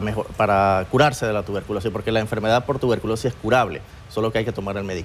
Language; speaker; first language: Spanish; native; Spanish